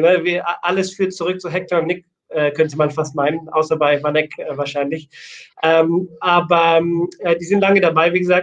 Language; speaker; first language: German; native; German